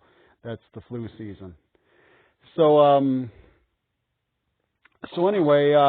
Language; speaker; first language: English; native; English